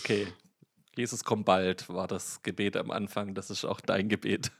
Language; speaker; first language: German; native; German